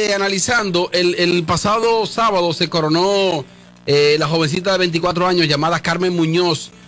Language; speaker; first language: Spanish; native; Spanish